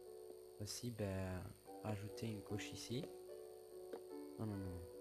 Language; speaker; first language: French; native; French